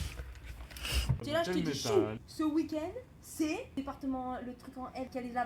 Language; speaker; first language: French; native; French